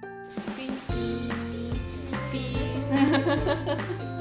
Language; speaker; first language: Japanese; native; Japanese